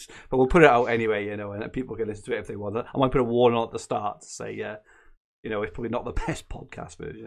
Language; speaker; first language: English; native; English